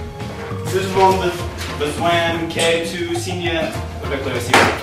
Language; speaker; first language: French; non-native, learner; English